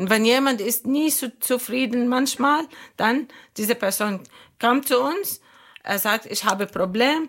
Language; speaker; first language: German; non-native, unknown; Arabic